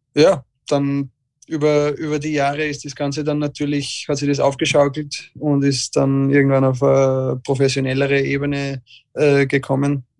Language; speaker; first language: German; native; German